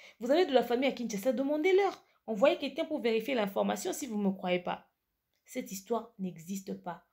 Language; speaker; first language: French; non-native, local second language; Lingala